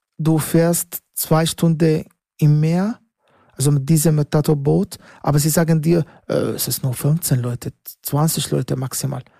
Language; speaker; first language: German; non-native, learner; Arabic